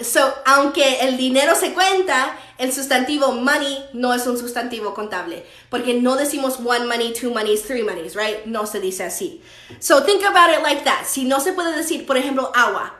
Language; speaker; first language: Spanish; early bilingual, heritage; Spanish